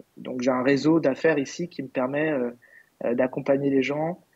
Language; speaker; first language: French; native; French